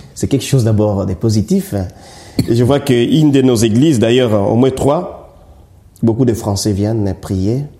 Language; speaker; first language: French; non-native, local second language; Swahili